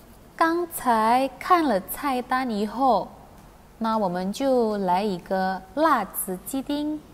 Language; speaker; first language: Chinese; non-native, fluent; Indonesian